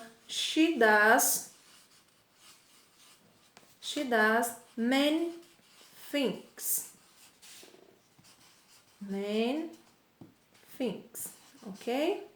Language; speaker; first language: English; non-native, fluent; Portuguese